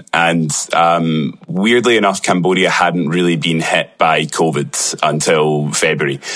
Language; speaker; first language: English; native; English